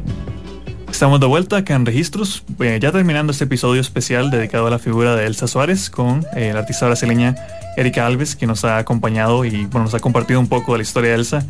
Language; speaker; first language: Spanish; native; Spanish